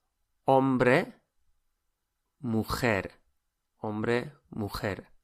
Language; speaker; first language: Spanish; non-native, fluent; English